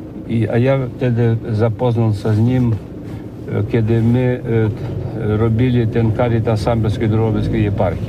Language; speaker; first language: Polish; non-native, learner; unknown